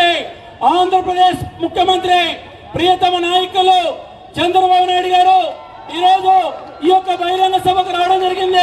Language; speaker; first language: Telugu; native; Telugu